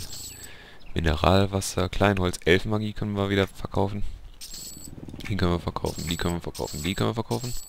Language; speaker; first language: German; native; German